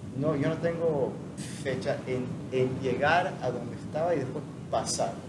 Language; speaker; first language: Spanish; non-native, fluent; English